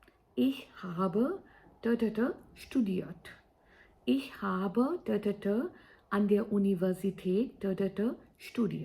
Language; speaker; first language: German; non-native, fluent; Hindi